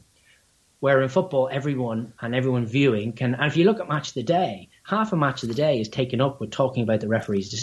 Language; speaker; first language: English; native; English